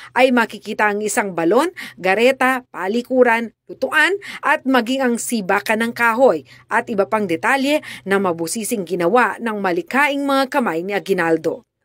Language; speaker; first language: Filipino; native; Filipino